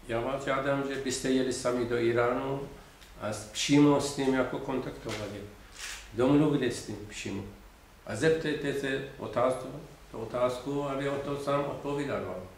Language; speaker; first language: Czech; non-native, fluent; Persian